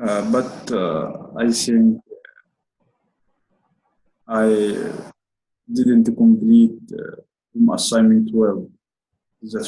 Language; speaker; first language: English; non-native, learner; Arabic